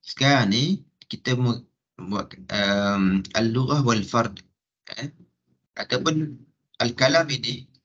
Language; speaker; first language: Arabic; non-native, fluent; Malay